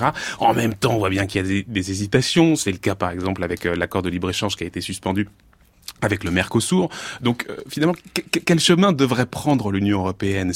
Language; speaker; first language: French; native; French